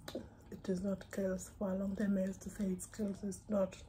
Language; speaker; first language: English; non-native, local second language; Gusii